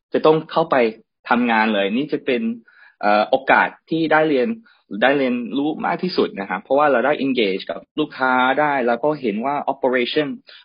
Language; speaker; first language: Thai; early bilingual, heritage; Thai